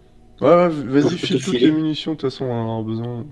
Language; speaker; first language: French; native; French